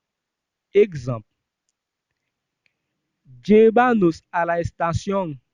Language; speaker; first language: Spanish; non-native, fluent; Haitian Creole